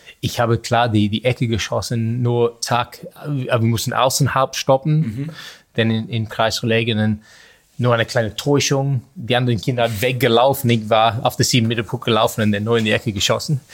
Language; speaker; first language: German; non-native, learner; English